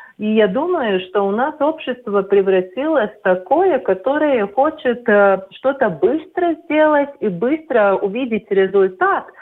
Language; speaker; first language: Russian; non-native, local second language; Latvian